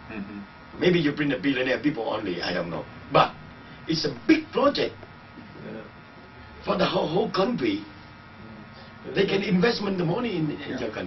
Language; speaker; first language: English; non-native, learner; Vietnamese